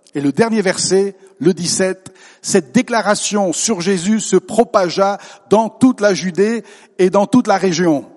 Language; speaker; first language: French; native; French